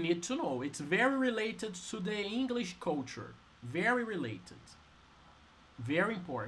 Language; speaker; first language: English; non-native, fluent; Portuguese